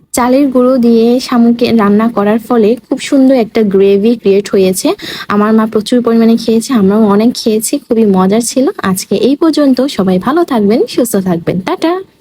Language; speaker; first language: Bangla; native; Bangla